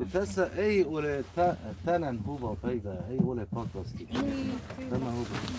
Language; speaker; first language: Finnish; non-native, learner; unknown